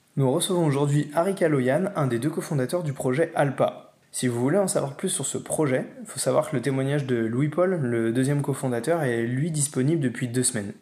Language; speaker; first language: French; native; French